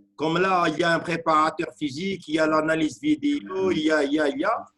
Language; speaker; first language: French; non-native, local second language; Arabic